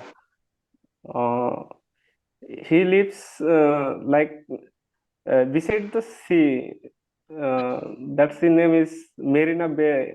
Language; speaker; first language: English; non-native, learner; Bangla